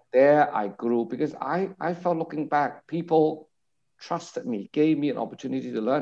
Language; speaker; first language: English; non-native, local second language; Cantonese